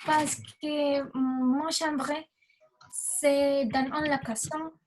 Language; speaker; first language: French; non-native, learner; Spanish